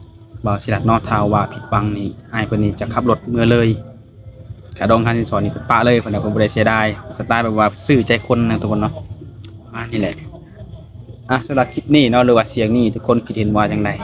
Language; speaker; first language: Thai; non-native, local second language; Northeastern Thai